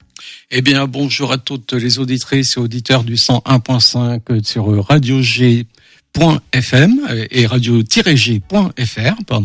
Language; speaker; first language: French; native; French